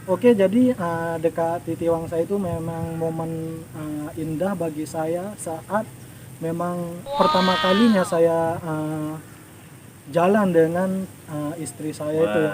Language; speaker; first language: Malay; non-native, local second language; Indonesian